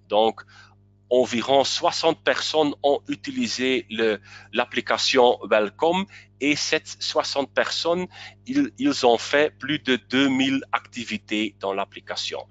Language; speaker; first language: French; non-native, local second language; Dutch